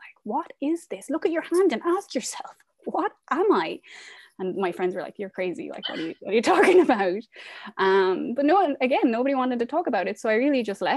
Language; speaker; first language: English; native; English